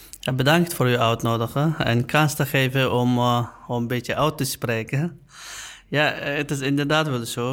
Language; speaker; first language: Dutch; non-native, learner; Uyghur